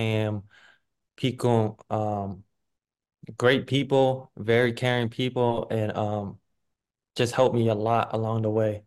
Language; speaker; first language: English; native; English